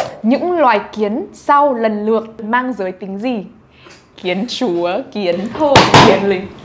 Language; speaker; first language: Vietnamese; native; Vietnamese